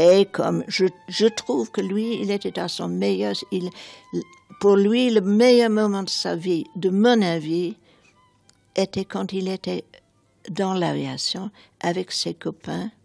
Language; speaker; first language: French; non-native, fluent; English